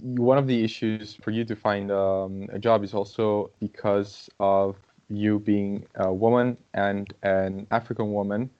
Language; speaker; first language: English; non-native, fluent; Portuguese